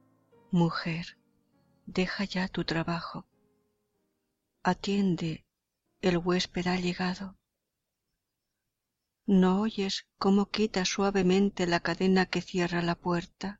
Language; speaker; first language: Spanish; native; Spanish